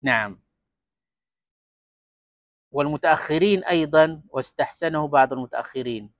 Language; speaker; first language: Arabic; non-native, fluent; Malay